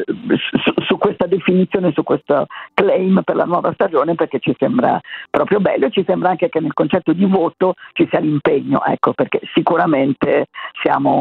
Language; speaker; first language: Italian; native; Italian